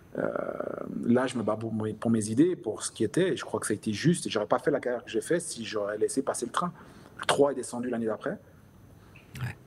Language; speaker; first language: French; native; French